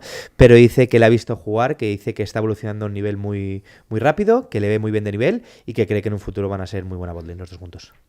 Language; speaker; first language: Spanish; native; Spanish